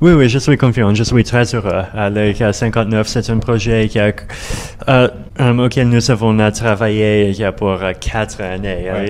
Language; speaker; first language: French; non-native, learner; Russian